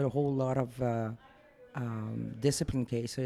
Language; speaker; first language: English; non-native, fluent; French